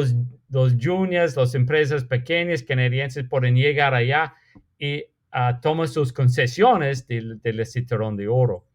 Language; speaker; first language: Spanish; non-native, fluent; English